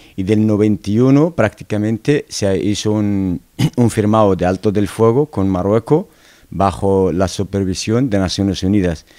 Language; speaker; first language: Spanish; non-native, local second language; Arabic